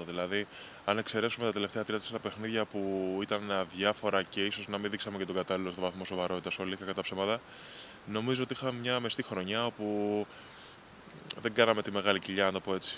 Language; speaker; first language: Greek; native; Greek